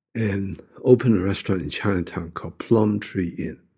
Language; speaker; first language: English; non-native, fluent; Japanese